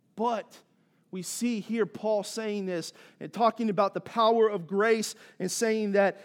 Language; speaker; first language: English; native; English